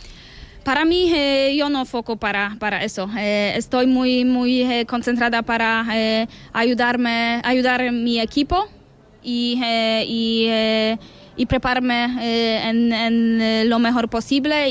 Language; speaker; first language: Spanish; non-native, learner; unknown